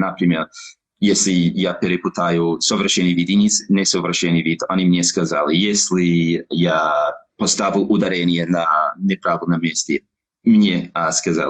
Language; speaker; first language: Russian; non-native, learner; English